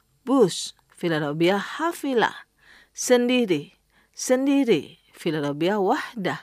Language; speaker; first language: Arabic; non-native, fluent; Indonesian